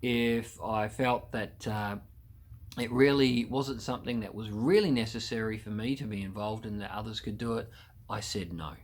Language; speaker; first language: English; native; English